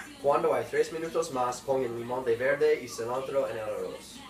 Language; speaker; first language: Spanish; non-native, learner; English